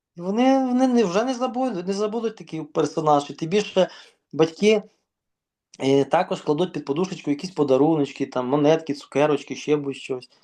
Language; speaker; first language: Ukrainian; native; Ukrainian